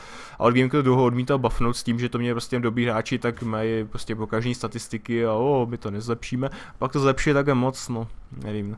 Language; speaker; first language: Czech; native; Czech